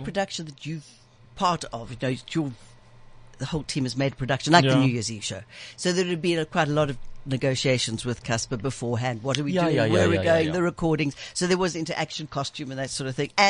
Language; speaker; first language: English; native; English